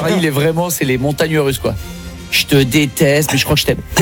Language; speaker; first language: French; native; French